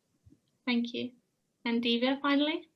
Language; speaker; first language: English; native; English